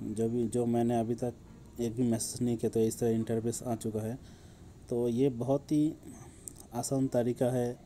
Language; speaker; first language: Hindi; non-native, local second language; Bangla